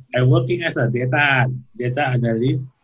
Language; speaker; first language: English; non-native, learner; Thai